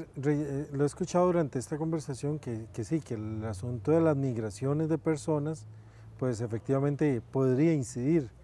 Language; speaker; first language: Spanish; native; Spanish